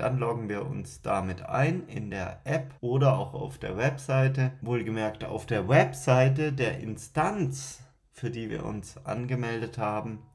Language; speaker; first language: German; native; German